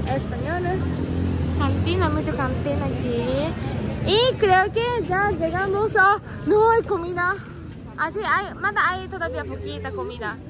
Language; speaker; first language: Spanish; non-native, learner; Japanese